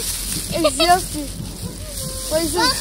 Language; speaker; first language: Hebrew; native; Hebrew